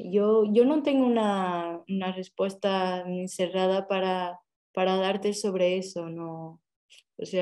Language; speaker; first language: Spanish; non-native, fluent; Portuguese